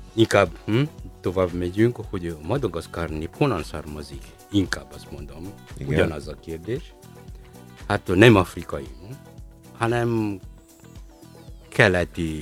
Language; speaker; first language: Hungarian; non-native, fluent; Malagasy